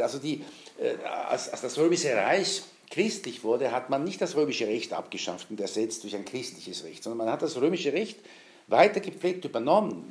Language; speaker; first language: German; native; German